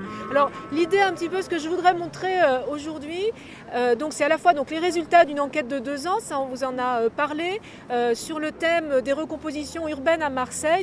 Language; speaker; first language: French; native; French